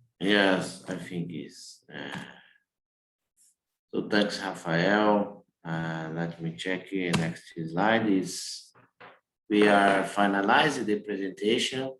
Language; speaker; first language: English; non-native, learner; Portuguese